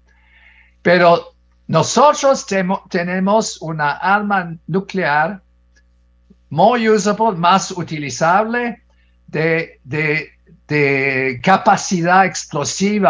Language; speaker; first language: Spanish; non-native, fluent; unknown